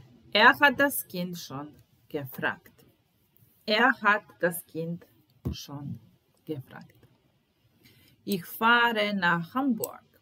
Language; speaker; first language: German; non-native, fluent; Serbian